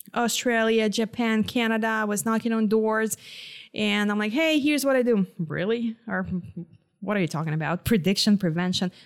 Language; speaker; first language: English; non-native, fluent; Hebrew